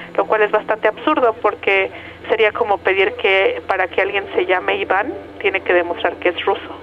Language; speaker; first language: Spanish; non-native, local second language; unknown